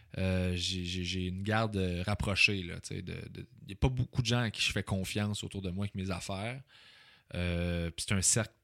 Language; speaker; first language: French; native; French